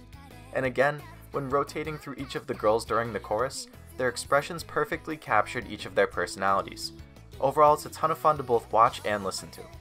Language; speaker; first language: English; native; English